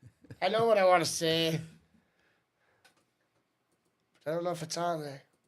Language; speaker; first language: English; native; English